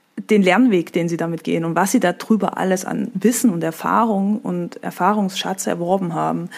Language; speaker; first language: German; native; German